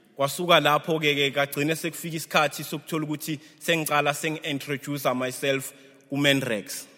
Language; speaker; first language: Zulu; native; Zulu